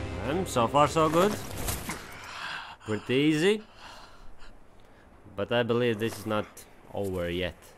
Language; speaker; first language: English; non-native, fluent; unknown